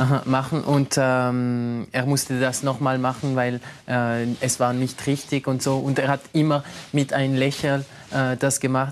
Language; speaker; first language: German; non-native, local second language; French